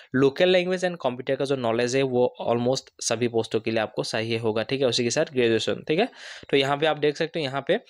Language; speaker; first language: Hindi; non-native, local second language; Assamese